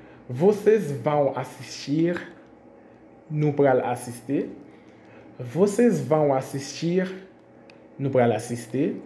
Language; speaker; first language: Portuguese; non-native, fluent; Haitian Creole